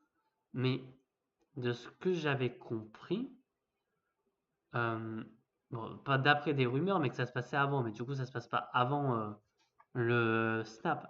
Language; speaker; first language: French; native; French